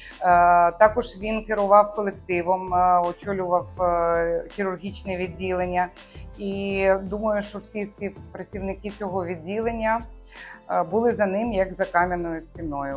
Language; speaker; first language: Ukrainian; native; Ukrainian